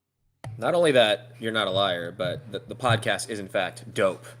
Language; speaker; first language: English; native; English